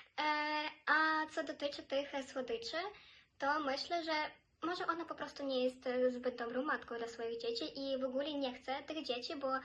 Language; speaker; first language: Polish; non-native, fluent; Ukrainian